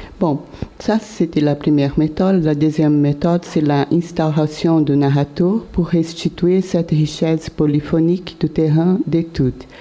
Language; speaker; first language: French; non-native, learner; Portuguese